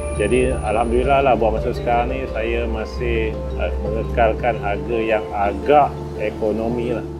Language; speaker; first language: Malay; native; Malay